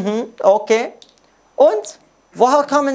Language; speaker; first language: German; non-native, fluent; Arabic